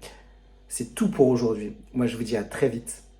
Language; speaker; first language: French; native; French